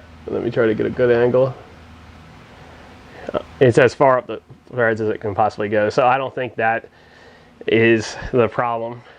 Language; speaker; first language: English; native; English